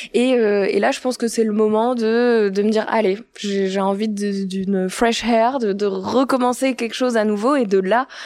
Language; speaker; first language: French; native; French